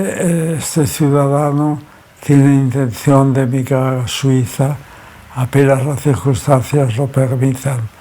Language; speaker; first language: Spanish; early bilingual, other home language; German